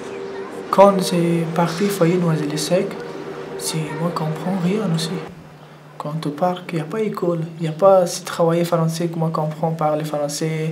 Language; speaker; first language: French; non-native, learner; Persian